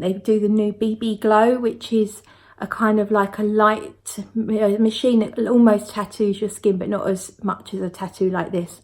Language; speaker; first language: English; native; English